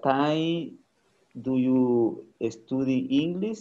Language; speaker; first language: English; non-native, learner; Spanish